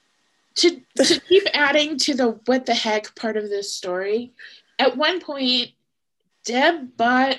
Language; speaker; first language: English; native; English